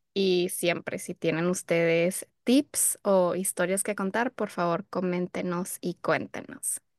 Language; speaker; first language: Spanish; early bilingual, heritage; Spanish